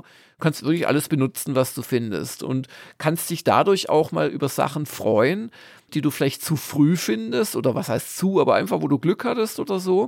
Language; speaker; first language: German; native; German